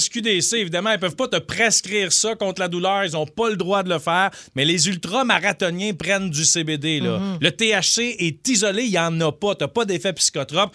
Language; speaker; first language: French; native; French